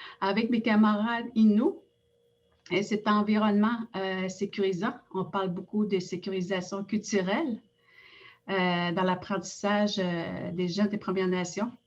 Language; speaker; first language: French; non-native, local second language; Innu-aimun